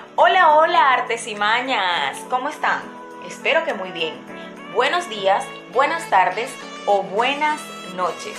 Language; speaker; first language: Spanish; non-native, fluent; Portuguese